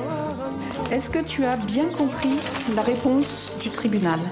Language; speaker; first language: French; native; French